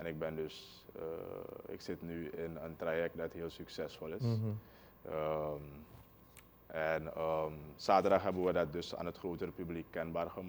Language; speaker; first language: Dutch; native; Dutch